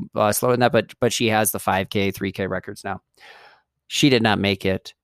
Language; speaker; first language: English; native; English